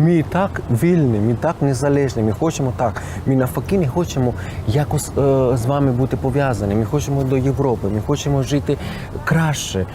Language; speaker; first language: Ukrainian; non-native, fluent; Spanish